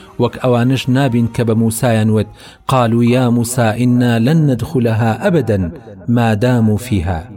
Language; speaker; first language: Central Kurdish; native; Central Kurdish